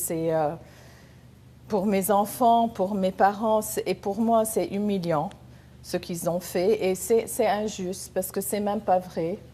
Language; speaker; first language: French; non-native, local second language; Arabic